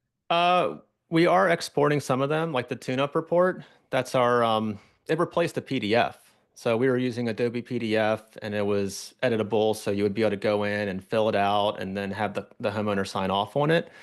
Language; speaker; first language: English; native; English